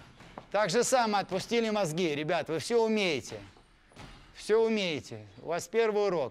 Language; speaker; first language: Russian; native; Russian